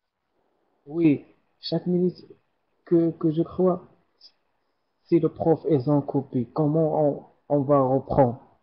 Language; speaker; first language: French; non-native, learner; Arabic